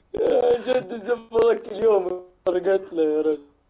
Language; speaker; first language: Arabic; native; Arabic